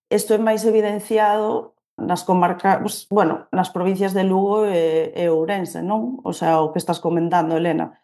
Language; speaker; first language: Galician; native; Galician